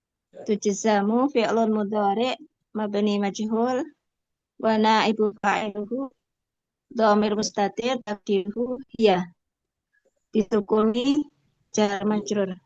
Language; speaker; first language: Arabic; non-native, learner; Indonesian